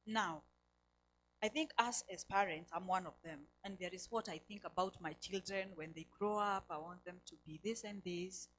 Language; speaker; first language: English; non-native, local second language; Swahili